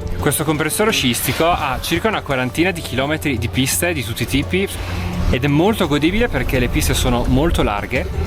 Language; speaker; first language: Italian; native; Italian